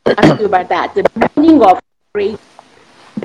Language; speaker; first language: English; non-native, local second language; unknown